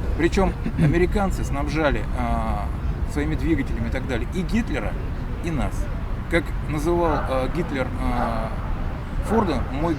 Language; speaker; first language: Russian; native; Russian